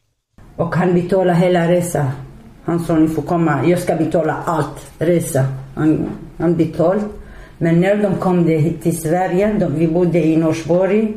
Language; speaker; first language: Swedish; non-native, learner; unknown